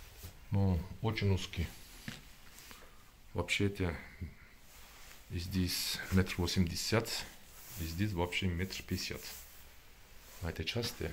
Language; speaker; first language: Russian; non-native, learner; Turkish